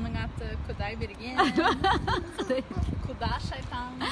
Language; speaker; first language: Kazakh; non-native, fluent; English